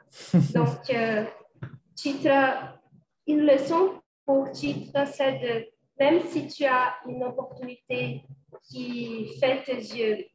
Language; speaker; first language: French; non-native, fluent; Portuguese